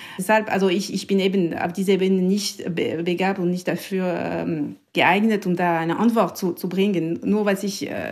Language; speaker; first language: German; non-native, local second language; French